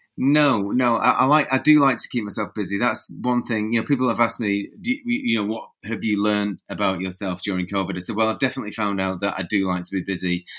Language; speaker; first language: English; native; English